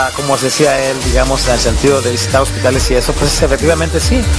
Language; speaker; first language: Spanish; native; Spanish